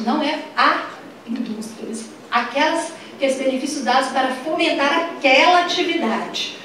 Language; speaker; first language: Portuguese; native; Portuguese